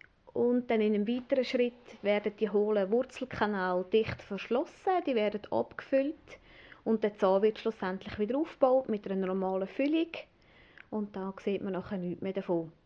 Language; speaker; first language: German; native; German